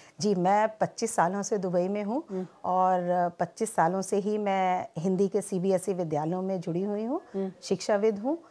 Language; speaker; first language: Hindi; native; Hindi